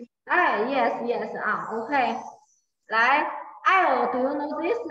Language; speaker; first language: English; non-native, learner; Chinese